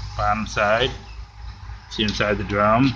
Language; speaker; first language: English; native; English